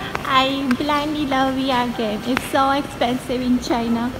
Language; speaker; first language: English; non-native, learner; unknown